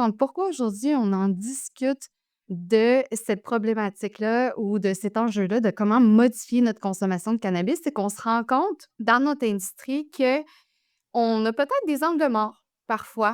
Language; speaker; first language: French; native; French